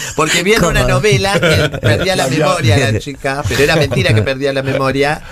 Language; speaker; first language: Spanish; native; Spanish